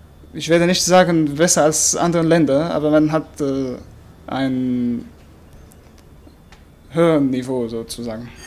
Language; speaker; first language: German; non-native, learner; Arabic